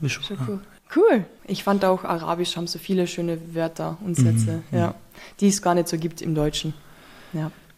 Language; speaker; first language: German; native; German